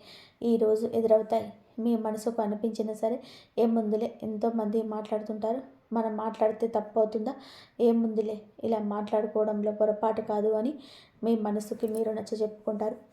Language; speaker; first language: Telugu; native; Telugu